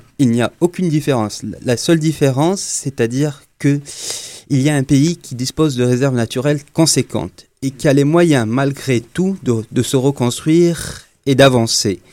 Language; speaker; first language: French; non-native, local second language; Arabic